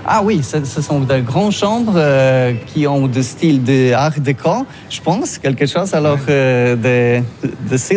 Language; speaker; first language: French; non-native, learner; Polish